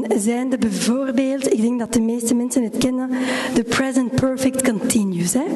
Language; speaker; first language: Dutch; non-native, local second language; French